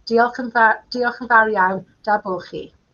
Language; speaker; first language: Welsh; non-native, learner; English